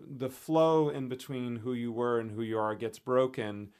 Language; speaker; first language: English; native; English